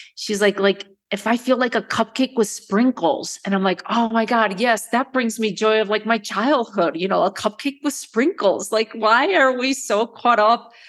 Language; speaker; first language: English; early bilingual, other home language; Spanish